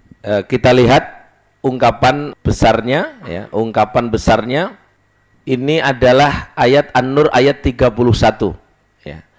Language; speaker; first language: Indonesian; native; Indonesian